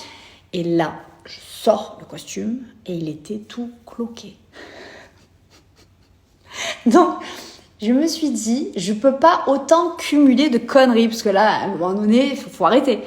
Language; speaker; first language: French; native; French